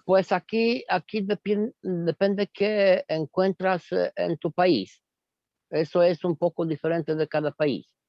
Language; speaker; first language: Spanish; non-native, fluent; Romanian